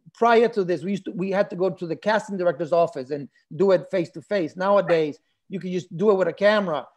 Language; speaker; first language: English; early bilingual, other home language; Spanish